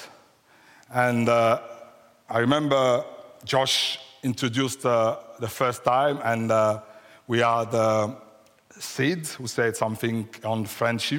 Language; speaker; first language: English; non-native, fluent; French